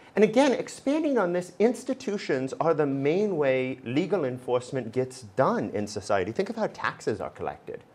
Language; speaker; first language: English; native; English